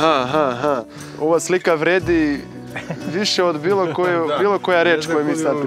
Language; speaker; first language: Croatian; non-native, fluent; Portuguese